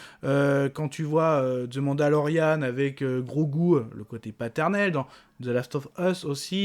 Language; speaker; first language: French; native; French